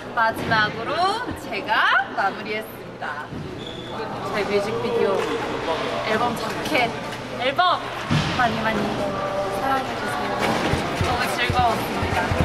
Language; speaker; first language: Korean; early bilingual, heritage; Korean